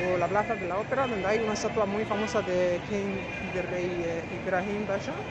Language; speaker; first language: Spanish; non-native, fluent; Arabic